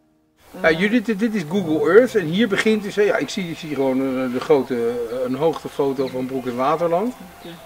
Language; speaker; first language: Dutch; native; Dutch